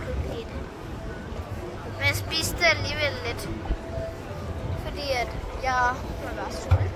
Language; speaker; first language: Danish; early bilingual, other home language; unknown